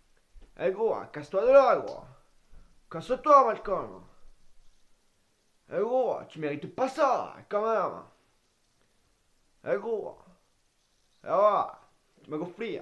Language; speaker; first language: French; native; French